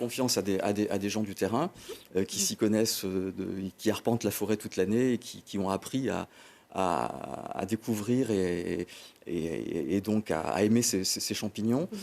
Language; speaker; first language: French; native; French